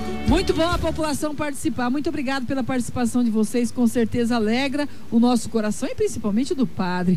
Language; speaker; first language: Portuguese; native; Portuguese